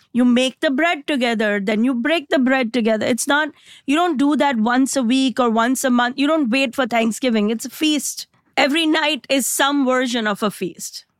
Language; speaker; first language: English; non-native, local second language; Gujarati